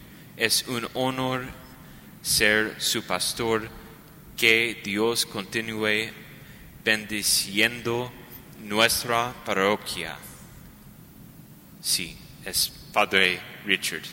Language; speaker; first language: Spanish; non-native, learner; English